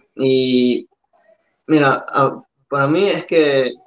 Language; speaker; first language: Spanish; early bilingual, other home language; English